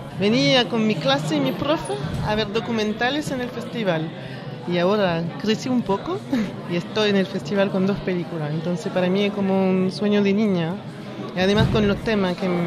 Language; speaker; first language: Spanish; early bilingual, heritage; French